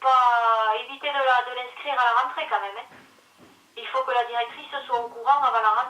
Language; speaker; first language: French; native; French